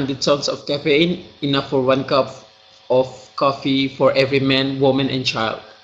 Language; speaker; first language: English; non-native, learner; Indonesian